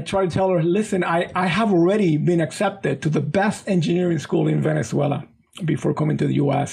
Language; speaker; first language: English; non-native, fluent; Spanish